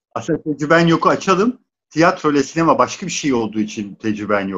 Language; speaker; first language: Turkish; non-native, local second language; Arabic